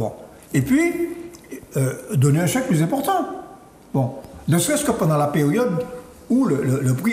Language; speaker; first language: French; native; French